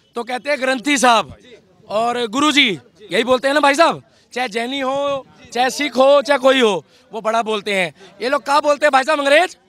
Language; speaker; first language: Hindi; native; Hindi